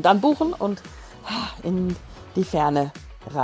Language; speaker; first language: German; native; German